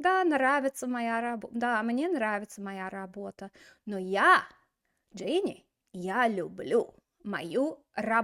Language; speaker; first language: Russian; non-native, fluent; English